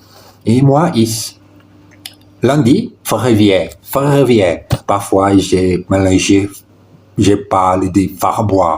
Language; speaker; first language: French; non-native, learner; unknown